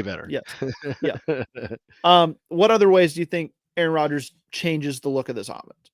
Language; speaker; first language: English; native; English